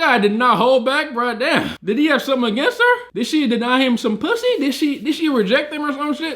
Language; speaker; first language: English; native; English